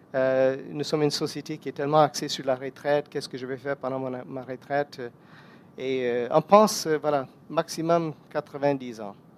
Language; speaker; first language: French; non-native, fluent; English